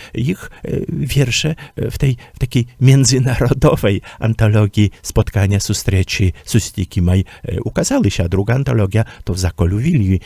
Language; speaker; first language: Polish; native; Polish